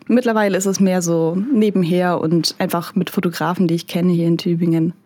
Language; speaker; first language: German; native; German